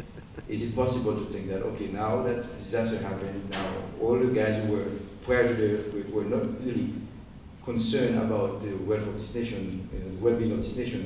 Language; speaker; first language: English; non-native, fluent; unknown